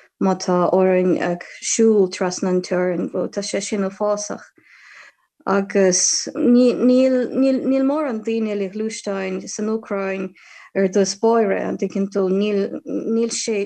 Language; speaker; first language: Irish; non-native, fluent; Ukrainian